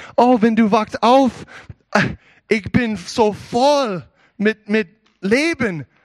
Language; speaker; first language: German; non-native, learner; English